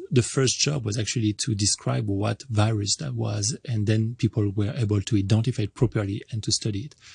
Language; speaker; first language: English; non-native, fluent; French